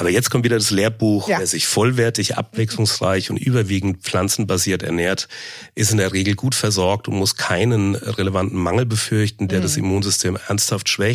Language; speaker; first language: German; native; German